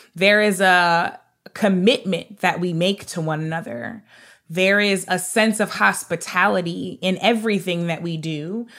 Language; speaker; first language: English; native; English